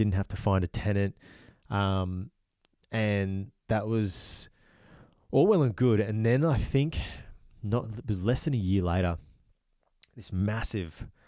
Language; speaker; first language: English; native; English